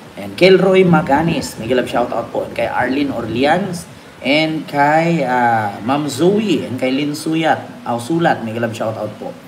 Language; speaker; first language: Filipino; non-native, local second language; Cebuano